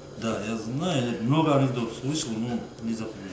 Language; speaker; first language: Russian; non-native, local second language; Uzbek